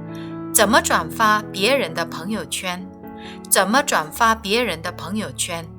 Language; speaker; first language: Chinese; non-native, fluent; Korean